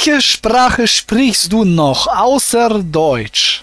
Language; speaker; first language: German; native; German